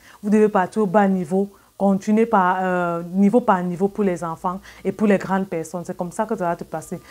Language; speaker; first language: French; native; French